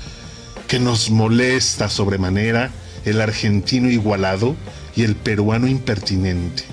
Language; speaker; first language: Spanish; native; Spanish